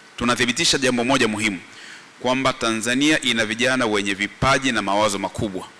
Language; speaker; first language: Swahili; native; Swahili